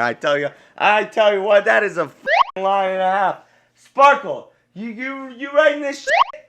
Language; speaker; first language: English; native; English